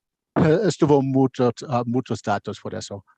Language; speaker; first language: Spanish; non-native, learner; English